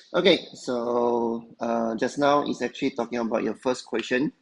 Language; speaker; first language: English; non-native, local second language; Chinese